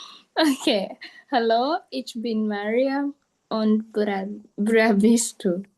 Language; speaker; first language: German; non-native, learner; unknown